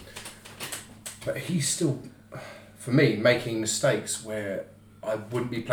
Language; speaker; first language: English; native; English